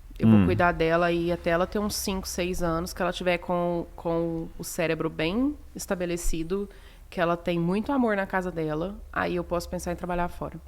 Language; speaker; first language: Portuguese; native; Portuguese